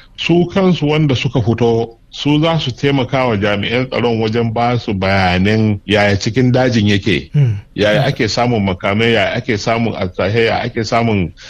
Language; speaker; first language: Hausa; non-native, local second language; Fula